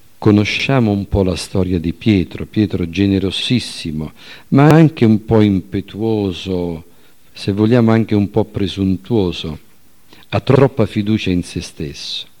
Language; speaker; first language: Italian; native; Italian